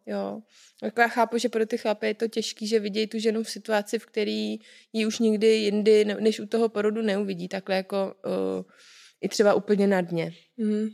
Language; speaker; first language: Czech; native; Czech